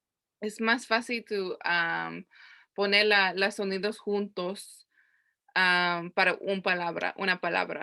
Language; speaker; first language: Spanish; non-native, learner; English